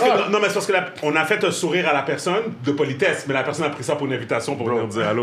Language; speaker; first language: French; native; French